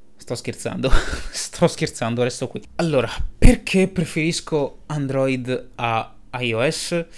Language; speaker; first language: Italian; early bilingual, other home language; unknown